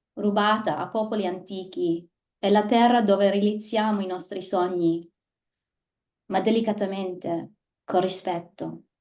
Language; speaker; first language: Italian; early bilingual, heritage; Italian